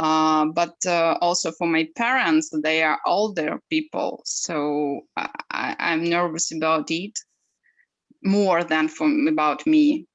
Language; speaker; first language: English; non-native, learner; Ukrainian